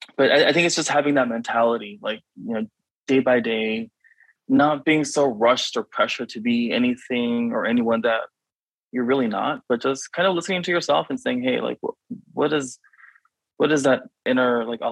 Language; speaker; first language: English; native; English